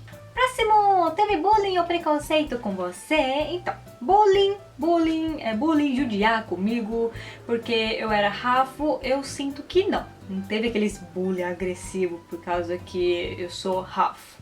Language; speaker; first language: Portuguese; early bilingual, heritage; Portuguese